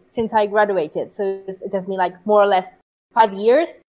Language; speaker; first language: English; non-native, fluent; Italian